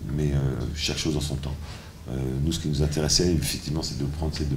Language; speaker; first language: French; native; French